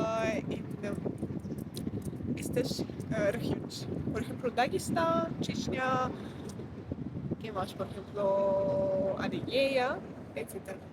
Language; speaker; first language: Spanish; non-native, fluent; Russian